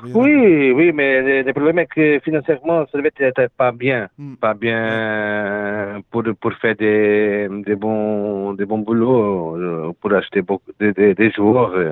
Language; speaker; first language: French; non-native, learner; Portuguese